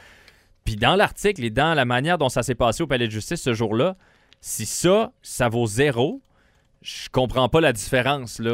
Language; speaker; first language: French; native; French